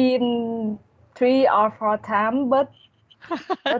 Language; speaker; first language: English; non-native, learner; Vietnamese